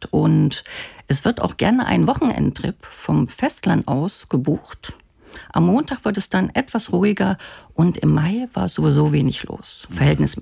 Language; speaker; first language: German; native; German